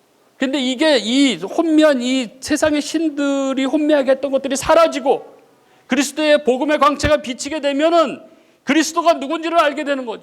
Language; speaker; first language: Korean; native; Korean